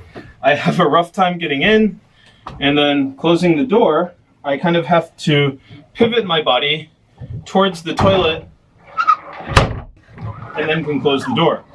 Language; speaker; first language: English; native; English